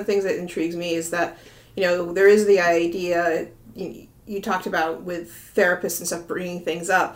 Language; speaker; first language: English; native; English